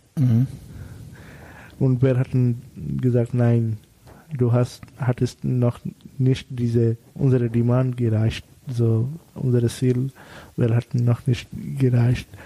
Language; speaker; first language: German; non-native, learner; Bangla